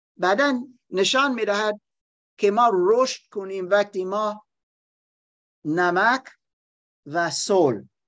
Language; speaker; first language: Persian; non-native, learner; German